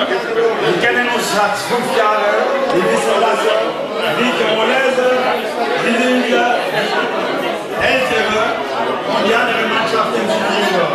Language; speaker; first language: German; non-native, learner; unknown